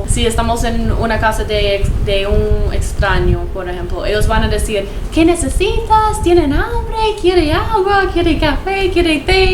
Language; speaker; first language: Spanish; non-native, learner; English